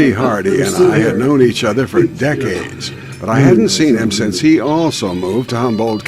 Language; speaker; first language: English; native; English